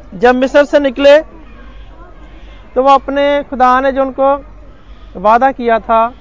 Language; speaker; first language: Urdu; non-native, local second language; Punjabi